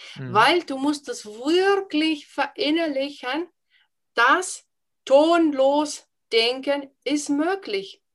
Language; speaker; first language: German; non-native, fluent; Finnish